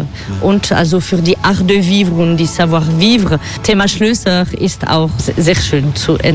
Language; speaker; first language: German; non-native, fluent; French